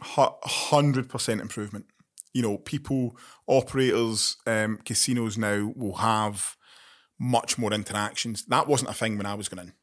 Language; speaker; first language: English; native; English